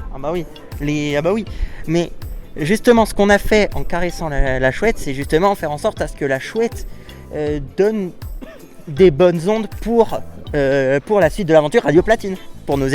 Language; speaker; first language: French; native; French